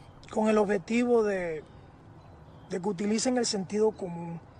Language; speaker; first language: Spanish; early bilingual, heritage; Spanish